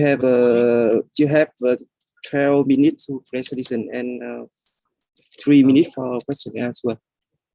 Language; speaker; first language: English; non-native, fluent; Vietnamese